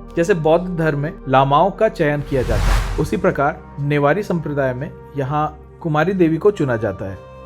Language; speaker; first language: Hindi; native; Hindi